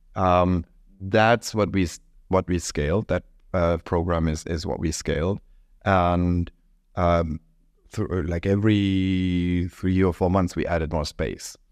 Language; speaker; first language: English; non-native, fluent; German